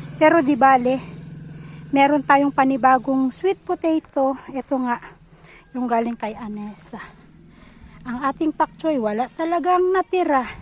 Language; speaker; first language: Filipino; native; Filipino